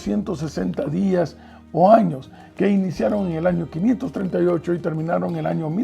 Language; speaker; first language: Spanish; native; Spanish